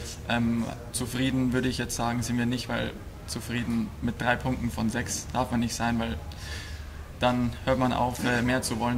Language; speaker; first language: German; native; German